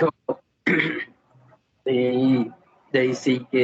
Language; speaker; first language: English; non-native, learner; Spanish